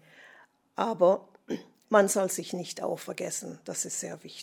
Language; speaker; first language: German; non-native, fluent; English